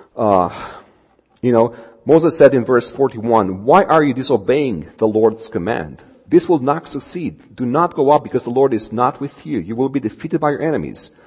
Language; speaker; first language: English; non-native, fluent; Romanian